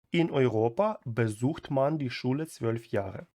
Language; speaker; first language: German; non-native, fluent; Ukrainian